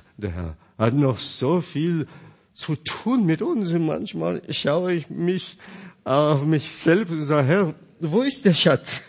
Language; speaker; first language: German; non-native, fluent; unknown